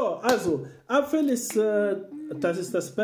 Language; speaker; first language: German; non-native, learner; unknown